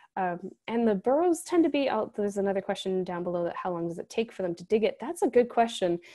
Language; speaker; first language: English; native; English